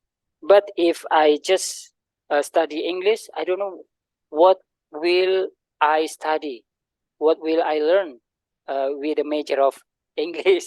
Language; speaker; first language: English; non-native, learner; Indonesian